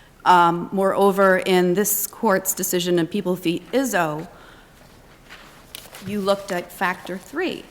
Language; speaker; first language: English; native; English